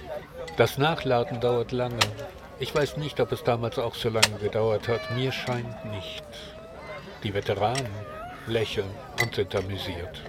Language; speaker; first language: German; native; German